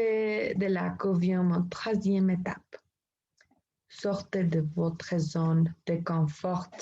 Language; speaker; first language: French; non-native, learner; Spanish